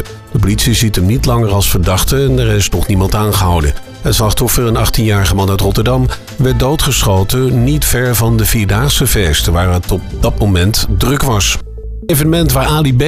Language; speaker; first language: Dutch; native; Dutch